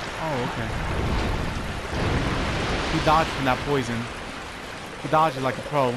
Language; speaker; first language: English; native; English